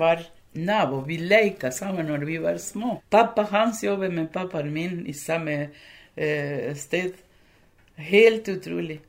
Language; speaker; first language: Norwegian; non-native, fluent; Spanish